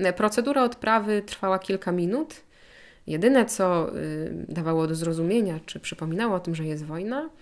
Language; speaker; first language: Polish; native; Polish